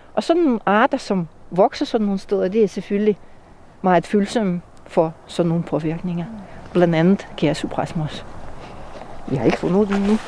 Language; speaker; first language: Danish; non-native, fluent; Russian